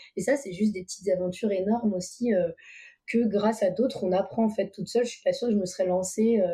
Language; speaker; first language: French; native; French